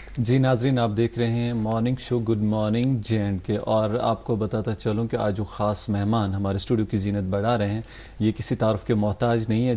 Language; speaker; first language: Urdu; non-native, local second language; Kashmiri